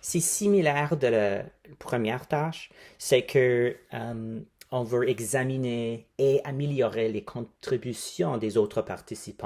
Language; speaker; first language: French; non-native, fluent; English